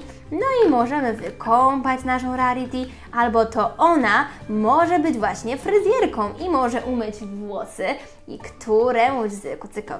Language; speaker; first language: Polish; native; Polish